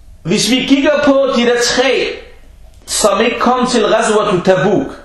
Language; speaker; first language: Danish; early bilingual, other home language; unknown